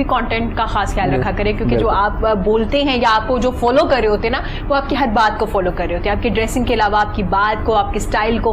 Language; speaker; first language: Urdu; native; Urdu